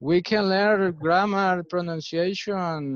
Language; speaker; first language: English; non-native, fluent; Spanish